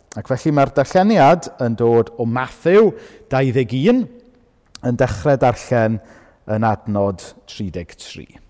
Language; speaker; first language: Welsh; native; Welsh